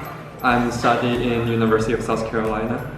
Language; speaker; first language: English; non-native, fluent; Chinese